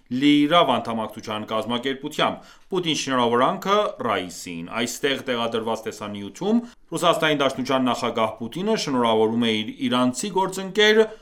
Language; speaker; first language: Armenian; native; Armenian